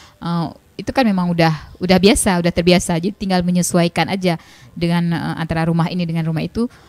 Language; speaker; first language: Indonesian; non-native, local second language; Achinese